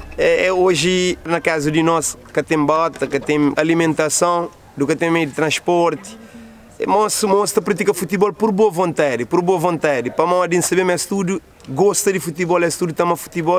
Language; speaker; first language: Portuguese; non-native, local second language; Kabuverdianu